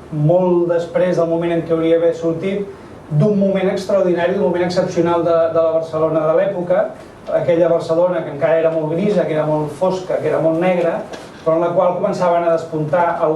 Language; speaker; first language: Catalan; native; Catalan